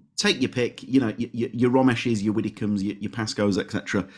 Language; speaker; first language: English; native; English